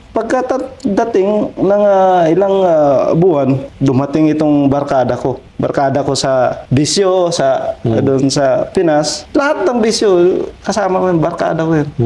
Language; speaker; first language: Filipino; non-native, local second language; Waray